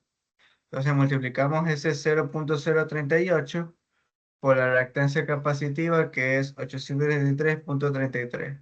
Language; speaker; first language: Spanish; native; Spanish